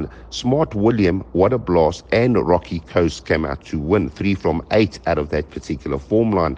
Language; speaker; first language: English; native; English